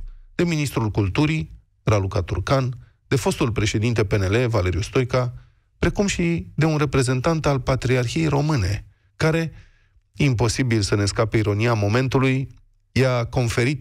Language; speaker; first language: Romanian; native; Romanian